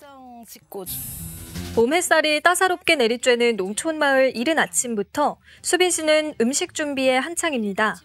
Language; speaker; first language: Korean; native; Korean